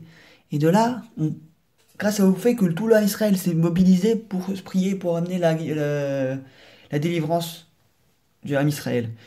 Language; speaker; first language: French; native; French